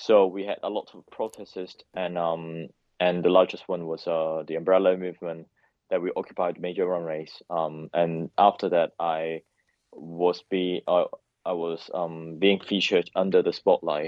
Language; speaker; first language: English; non-native, local second language; Cantonese